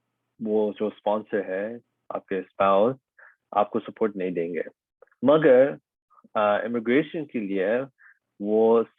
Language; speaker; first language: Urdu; early bilingual, heritage; Urdu